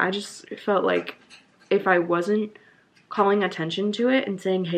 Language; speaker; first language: English; native; English